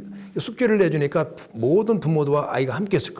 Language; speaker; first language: Korean; native; Korean